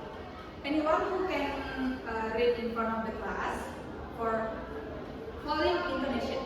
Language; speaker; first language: English; non-native, learner; Indonesian